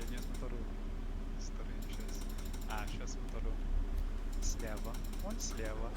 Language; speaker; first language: Russian; non-native, learner; English